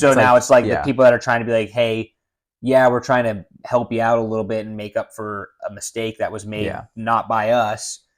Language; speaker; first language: English; native; English